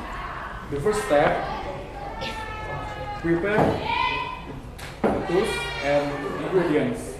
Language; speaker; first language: English; non-native, learner; Indonesian